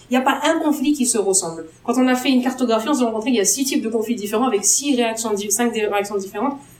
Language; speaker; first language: French; non-native, local second language; Arabic